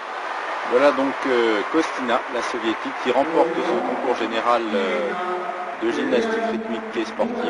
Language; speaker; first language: French; native; French